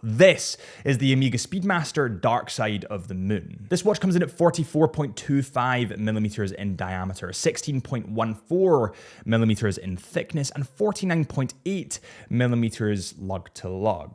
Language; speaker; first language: English; native; English